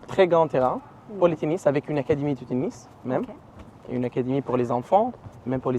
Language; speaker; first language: French; non-native, learner; Arabic